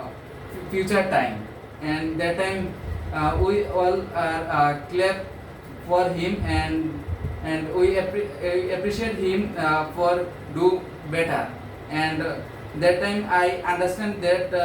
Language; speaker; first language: English; non-native, learner; Bangla